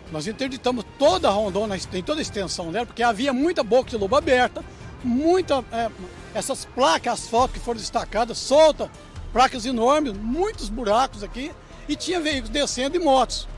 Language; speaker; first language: Portuguese; native; Portuguese